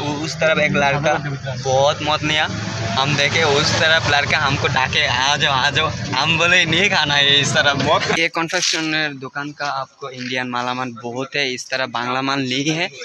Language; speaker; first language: Hindi; non-native, learner; Bangla